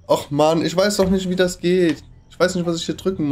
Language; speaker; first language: German; native; German